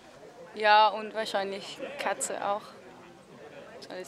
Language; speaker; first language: German; non-native, fluent; French